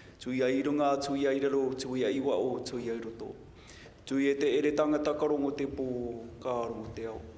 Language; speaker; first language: Māori; non-native, local second language; English